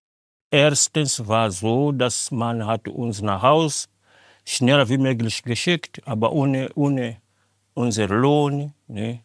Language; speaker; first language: German; non-native, learner; Portuguese